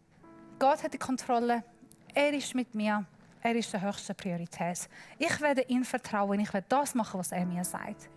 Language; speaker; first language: German; non-native, learner; Persian